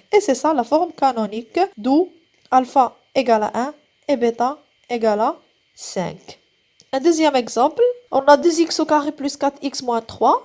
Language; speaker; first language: French; non-native, local second language; Arabic